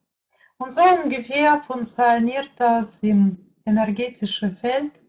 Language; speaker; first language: German; non-native, fluent; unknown